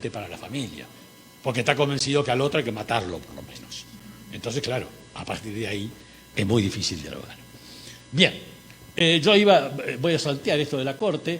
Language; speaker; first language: Spanish; native; Spanish